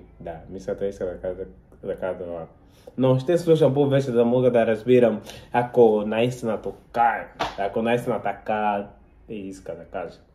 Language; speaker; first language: Bulgarian; non-native, learner; Portuguese